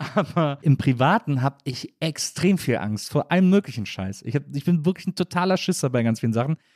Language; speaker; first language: German; native; German